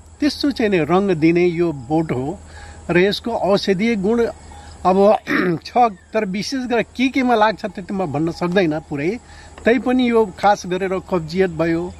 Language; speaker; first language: Nepali; non-native, local second language; Rana Tharu